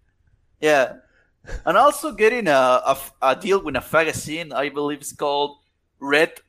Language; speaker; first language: English; non-native, fluent; Spanish